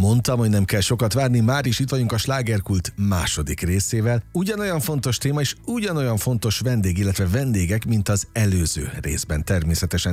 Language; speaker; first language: Hungarian; native; Hungarian